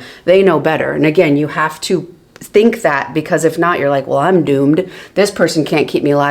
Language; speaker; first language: English; native; English